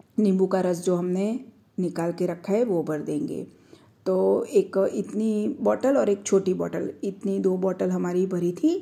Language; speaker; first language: Hindi; non-native, local second language; Gujarati